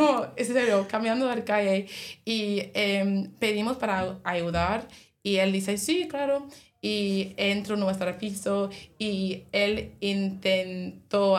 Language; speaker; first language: Spanish; non-native, learner; English